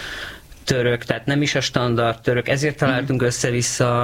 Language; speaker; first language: Hungarian; native; Hungarian